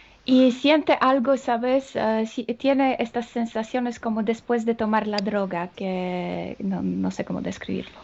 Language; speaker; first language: Spanish; non-native, fluent; Polish